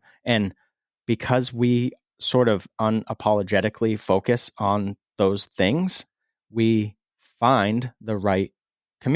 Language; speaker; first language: English; native; English